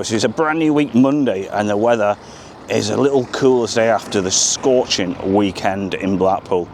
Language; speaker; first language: English; native; English